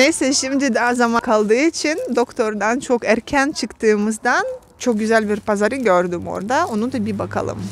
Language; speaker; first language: Turkish; non-native, fluent; Russian